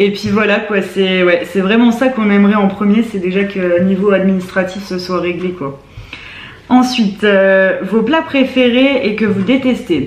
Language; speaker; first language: French; native; French